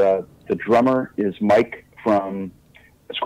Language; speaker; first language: English; native; English